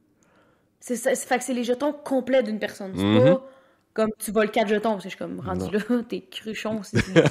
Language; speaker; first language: French; native; French